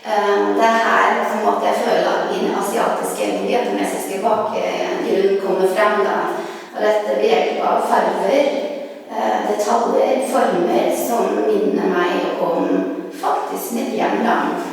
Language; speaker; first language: Norwegian; early bilingual, other home language; Vietnamese